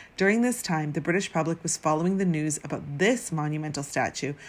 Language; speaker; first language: English; native; English